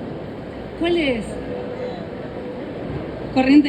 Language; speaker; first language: Spanish; native; Spanish